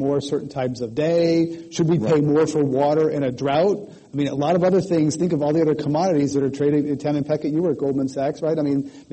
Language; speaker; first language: English; native; English